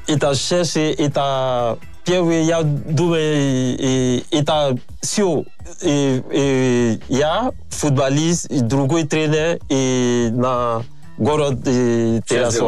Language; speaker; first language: Russian; non-native, learner; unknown